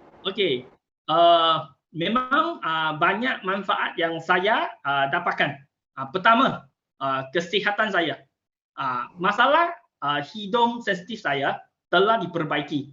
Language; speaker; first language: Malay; non-native, local second language; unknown